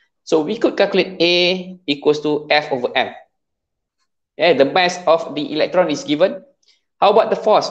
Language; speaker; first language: English; non-native, local second language; Malay